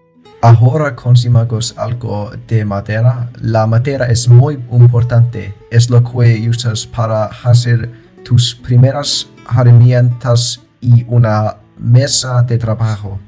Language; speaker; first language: Spanish; non-native, learner; Icelandic